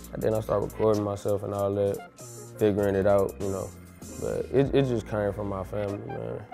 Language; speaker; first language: English; native; English